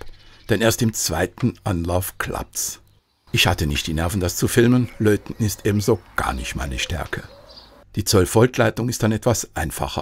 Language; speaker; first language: German; native; German